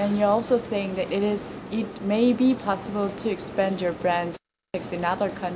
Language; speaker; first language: English; non-native, fluent; Korean